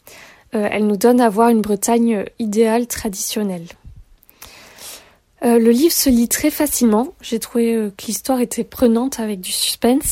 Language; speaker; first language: French; native; French